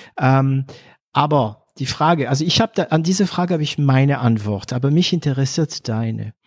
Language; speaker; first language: German; non-native, fluent; French